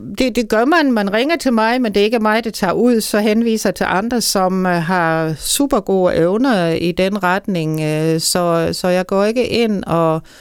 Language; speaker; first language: Danish; native; Danish